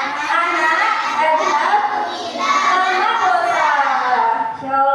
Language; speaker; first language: Arabic; non-native, fluent; Indonesian